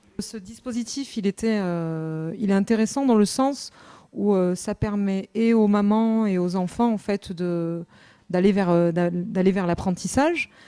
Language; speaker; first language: French; native; French